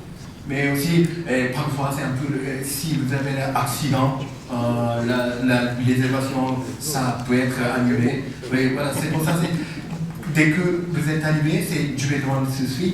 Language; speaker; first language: French; non-native, fluent; Japanese